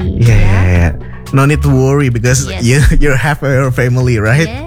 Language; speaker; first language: English; non-native, fluent; Indonesian